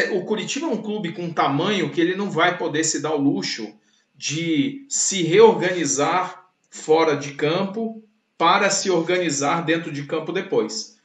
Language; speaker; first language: Portuguese; native; Portuguese